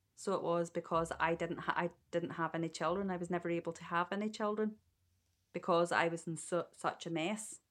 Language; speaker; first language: English; native; English